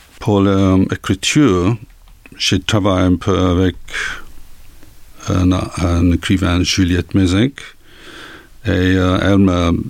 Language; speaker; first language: French; non-native, learner; English